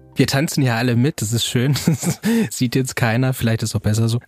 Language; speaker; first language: German; native; German